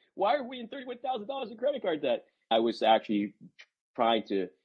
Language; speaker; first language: English; native; English